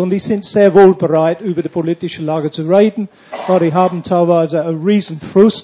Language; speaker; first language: German; non-native, fluent; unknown